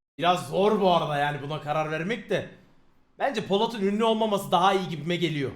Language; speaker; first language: Turkish; native; Turkish